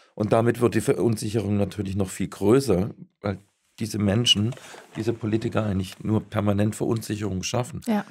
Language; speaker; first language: German; native; German